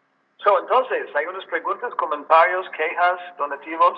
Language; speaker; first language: Spanish; non-native, learner; English